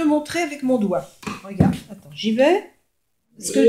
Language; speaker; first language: French; native; French